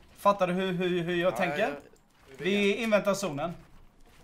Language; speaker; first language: Swedish; native; Swedish